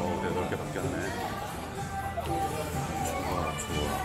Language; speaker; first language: Korean; native; Korean